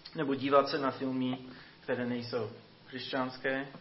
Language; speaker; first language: Czech; non-native, fluent; English